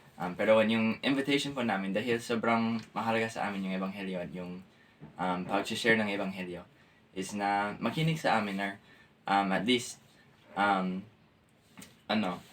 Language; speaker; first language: Filipino; non-native, fluent; English